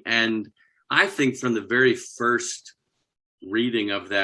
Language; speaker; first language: English; native; English